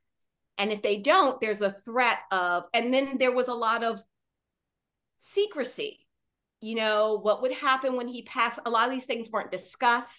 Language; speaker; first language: English; native; English